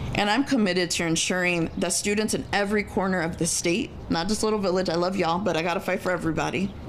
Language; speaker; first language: English; early bilingual, other home language; Spanish